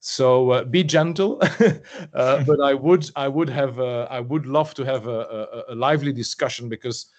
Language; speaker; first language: English; non-native, fluent; French